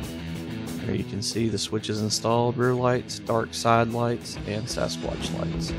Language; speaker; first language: English; native; English